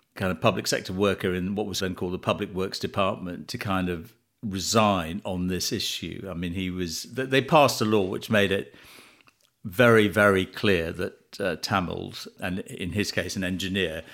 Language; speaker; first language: English; early bilingual, other home language; Tamil